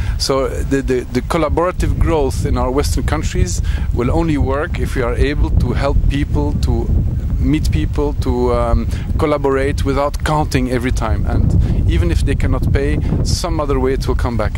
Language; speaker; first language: English; non-native, fluent; French